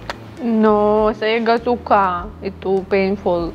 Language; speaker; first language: Indonesian; non-native, learner; Russian